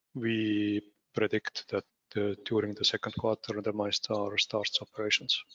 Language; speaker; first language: English; non-native, fluent; Estonian